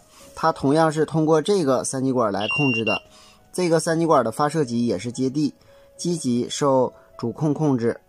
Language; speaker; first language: Chinese; native; Chinese